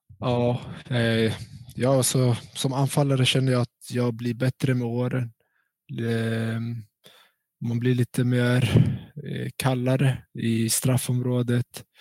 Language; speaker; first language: Swedish; early bilingual, other home language; Central Kurdish